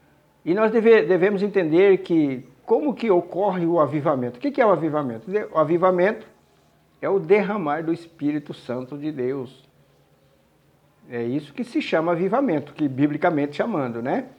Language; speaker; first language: Portuguese; native; Portuguese